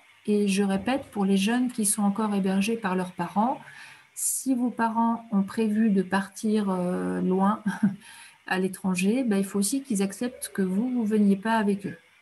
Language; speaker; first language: French; native; French